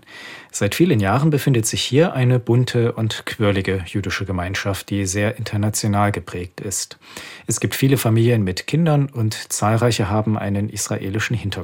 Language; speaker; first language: German; native; German